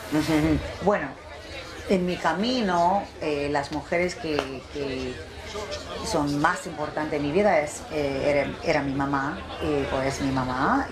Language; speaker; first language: Spanish; early bilingual, heritage; English